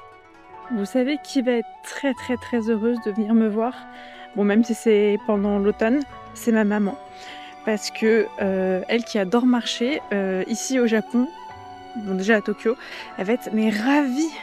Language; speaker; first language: French; native; French